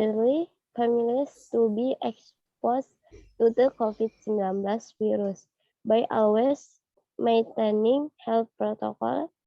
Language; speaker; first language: English; non-native, learner; Indonesian